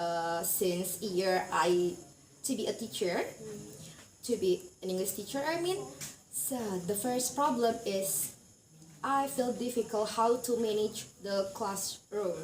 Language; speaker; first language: English; non-native, learner; Indonesian